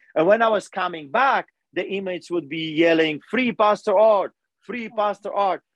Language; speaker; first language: English; non-native, fluent; Polish